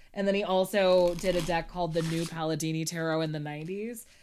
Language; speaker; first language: English; native; English